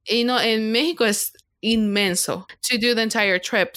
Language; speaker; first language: English; non-native, fluent; Spanish